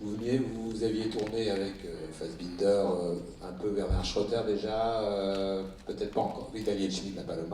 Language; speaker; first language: French; native; French